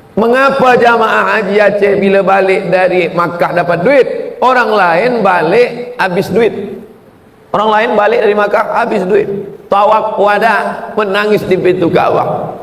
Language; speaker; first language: Malay; native; Malay